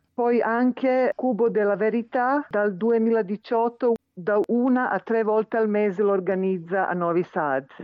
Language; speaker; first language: Italian; non-native, fluent; Serbian